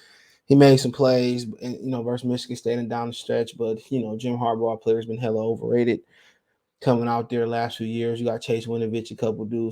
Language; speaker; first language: English; native; English